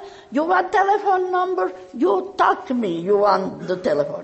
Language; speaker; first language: English; non-native, learner; Catalan